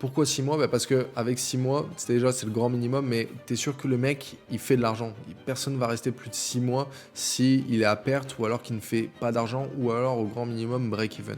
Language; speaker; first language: French; native; French